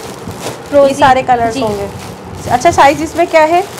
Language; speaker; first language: Urdu; native; Urdu